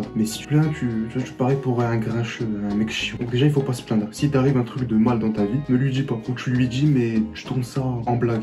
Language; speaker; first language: French; native; French